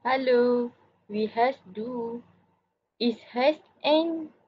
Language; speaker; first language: German; non-native, learner; Malay